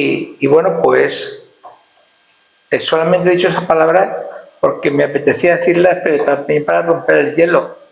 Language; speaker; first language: Spanish; native; Spanish